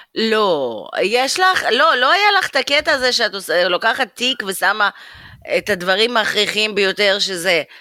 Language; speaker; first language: Hebrew; early bilingual, other home language; Russian